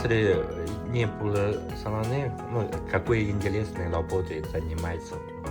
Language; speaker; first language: Russian; non-native, learner; Chinese